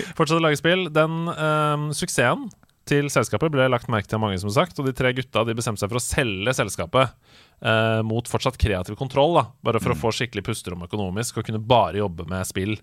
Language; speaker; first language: Norwegian; native; Norwegian